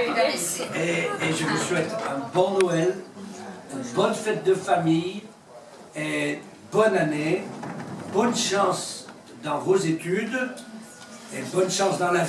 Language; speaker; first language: French; native; French